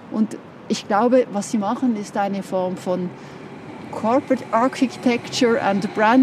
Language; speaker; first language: German; native; German